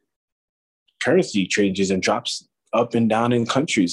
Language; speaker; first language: English; native; English